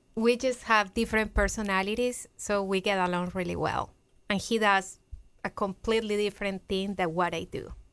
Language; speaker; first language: English; non-native, learner; Spanish